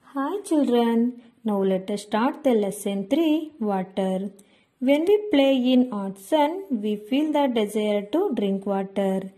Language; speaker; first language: English; non-native, local second language; Kannada